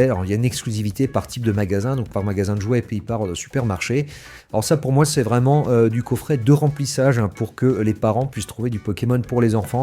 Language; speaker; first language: French; native; French